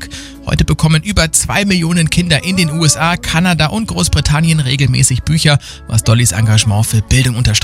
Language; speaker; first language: German; native; German